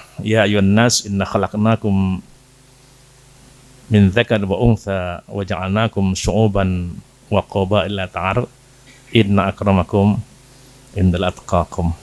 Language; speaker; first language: Arabic; non-native, fluent; Indonesian